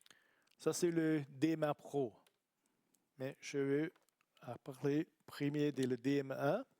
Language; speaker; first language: French; non-native, learner; Italian